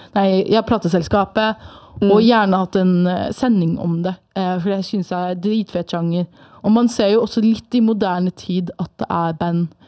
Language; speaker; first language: Norwegian; early bilingual, other home language; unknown